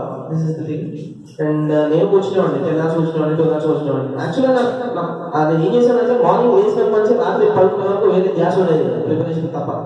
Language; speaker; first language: Telugu; native; Telugu